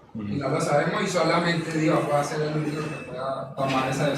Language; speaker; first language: Spanish; native; Spanish